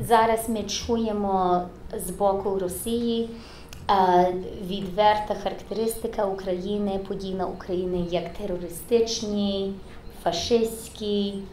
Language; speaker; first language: Ukrainian; early bilingual, heritage; English